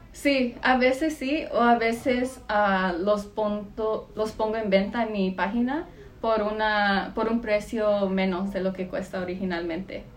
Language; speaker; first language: Spanish; early bilingual, heritage; Spanish